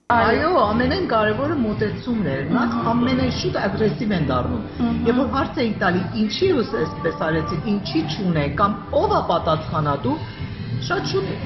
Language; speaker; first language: Armenian; early bilingual, heritage; Armenian